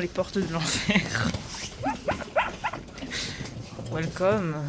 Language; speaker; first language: French; native; French